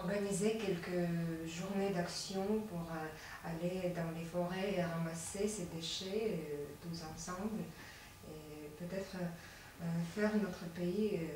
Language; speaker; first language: French; non-native, learner; Latvian